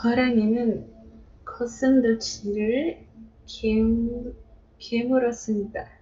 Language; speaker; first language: Korean; non-native, learner; Portuguese